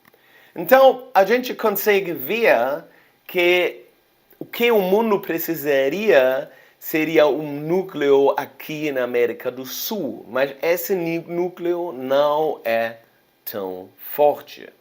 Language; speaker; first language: Portuguese; non-native, fluent; German